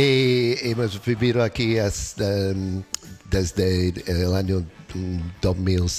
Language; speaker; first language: Spanish; non-native, learner; English